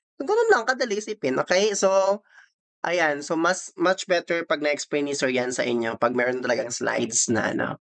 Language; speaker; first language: Filipino; non-native, local second language; Cebuano